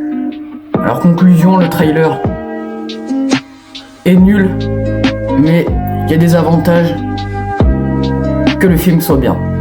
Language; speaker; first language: French; native; French